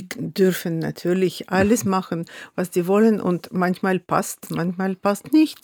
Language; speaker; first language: German; non-native, fluent; Russian